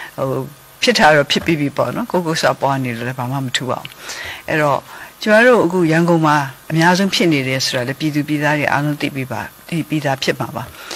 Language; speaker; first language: Burmese; native; Burmese